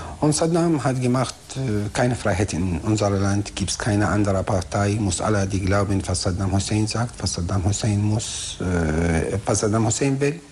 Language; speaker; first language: German; non-native, learner; Arabic